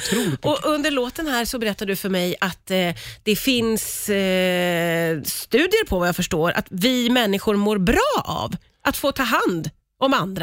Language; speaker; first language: Swedish; native; Swedish